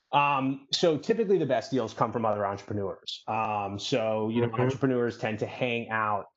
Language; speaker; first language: English; native; English